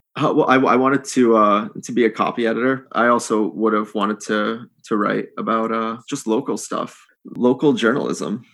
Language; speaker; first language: English; native; English